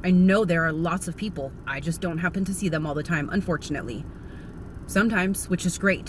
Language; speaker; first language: English; native; English